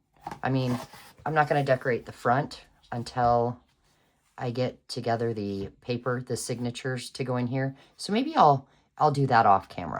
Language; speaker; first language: English; native; English